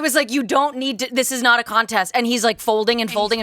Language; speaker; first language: English; native; English